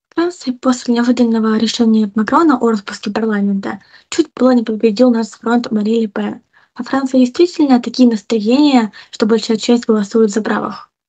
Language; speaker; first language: Russian; native; Russian